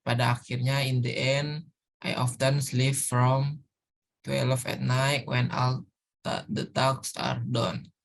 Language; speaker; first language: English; non-native, learner; Indonesian